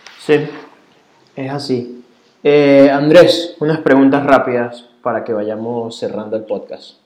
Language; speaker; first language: Spanish; native; Spanish